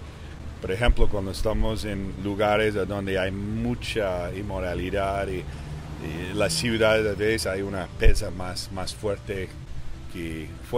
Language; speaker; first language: Spanish; early bilingual, heritage; English